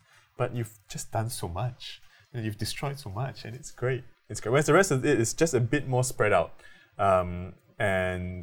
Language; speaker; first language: English; native; English